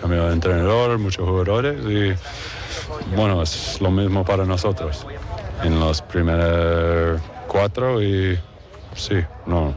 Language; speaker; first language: Spanish; non-native, learner; English